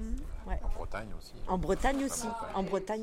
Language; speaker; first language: French; native; French